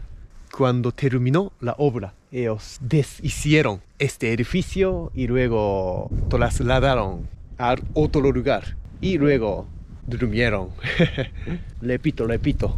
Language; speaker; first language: Spanish; non-native, fluent; Japanese